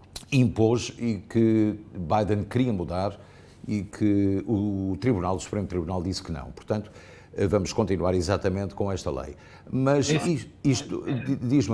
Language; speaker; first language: Portuguese; native; Portuguese